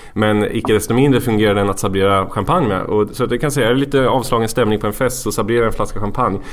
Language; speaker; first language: Swedish; native; Swedish